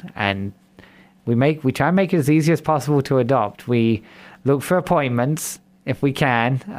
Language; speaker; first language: English; native; English